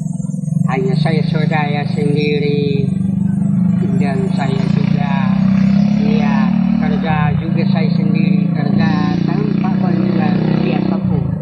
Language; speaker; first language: Indonesian; non-native, local second language; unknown